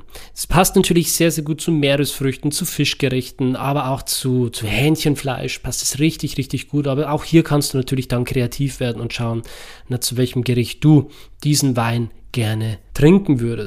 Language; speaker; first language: German; native; German